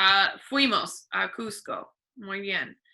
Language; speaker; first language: Spanish; non-native, fluent; English